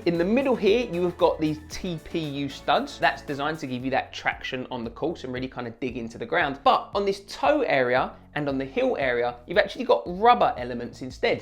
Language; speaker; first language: English; native; English